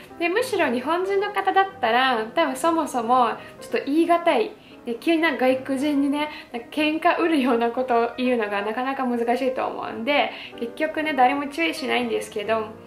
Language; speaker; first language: Japanese; non-native, fluent; Russian